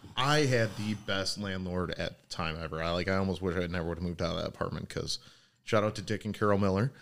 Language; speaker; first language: English; native; English